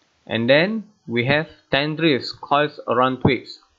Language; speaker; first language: English; non-native, local second language; Malay